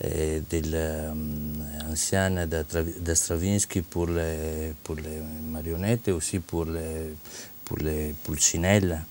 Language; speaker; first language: French; non-native, fluent; Italian